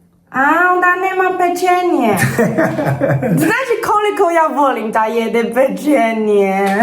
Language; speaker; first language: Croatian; non-native, learner; Chinese